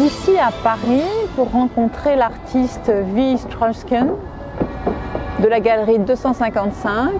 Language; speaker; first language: French; native; French